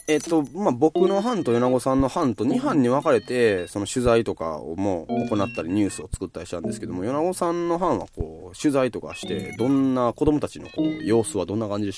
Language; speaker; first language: Japanese; native; Japanese